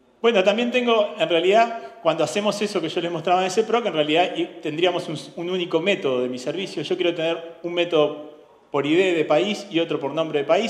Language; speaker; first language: Spanish; native; Spanish